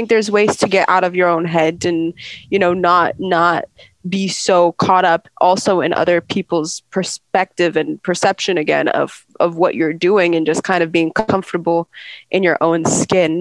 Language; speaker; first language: English; native; English